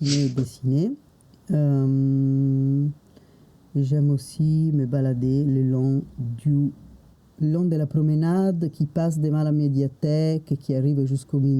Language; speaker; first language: French; non-native, fluent; Italian